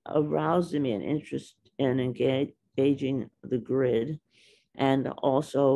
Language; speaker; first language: English; native; English